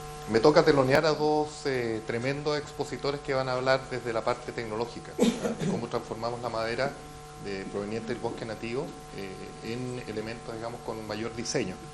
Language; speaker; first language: Spanish; native; Spanish